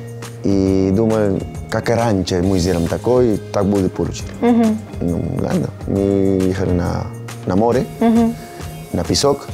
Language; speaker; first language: Russian; non-native, learner; Spanish